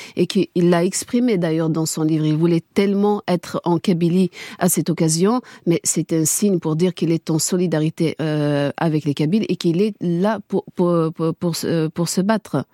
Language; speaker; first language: French; non-native, local second language; Kabyle